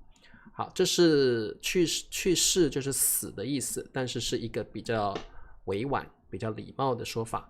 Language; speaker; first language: Chinese; native; Chinese